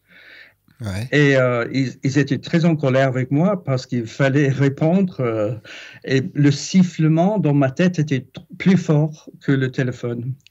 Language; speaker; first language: French; non-native, fluent; English